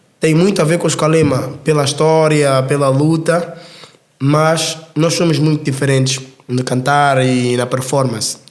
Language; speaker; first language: Portuguese; native; Portuguese